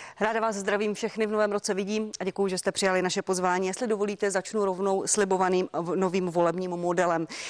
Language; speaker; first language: Czech; native; Czech